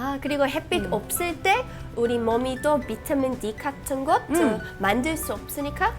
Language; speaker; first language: Korean; non-native, fluent; English